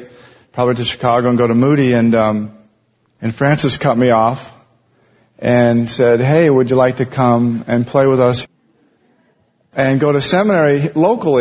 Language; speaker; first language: English; native; English